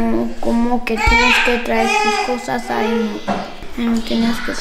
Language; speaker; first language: Spanish; early bilingual, heritage; Spanish